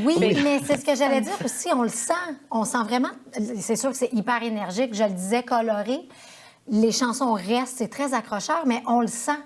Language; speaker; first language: French; native; French